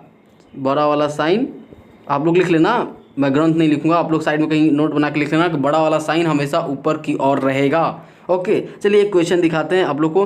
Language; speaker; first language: Hindi; native; Hindi